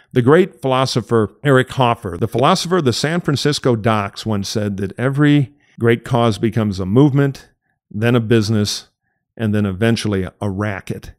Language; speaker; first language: English; native; English